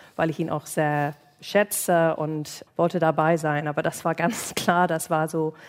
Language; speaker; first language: German; non-native, fluent; English